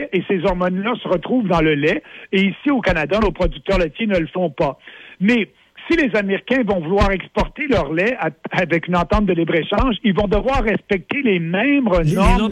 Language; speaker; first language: French; native; French